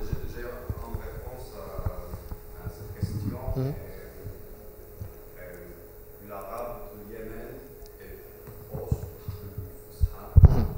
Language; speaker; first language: French; non-native, fluent; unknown